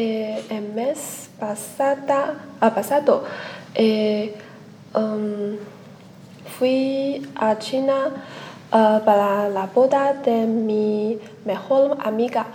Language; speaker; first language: Spanish; non-native, learner; Chinese